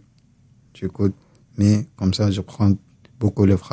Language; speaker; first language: French; non-native, learner; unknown